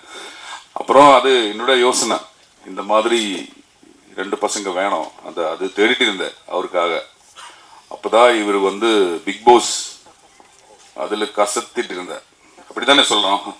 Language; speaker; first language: Tamil; non-native, learner; Malayalam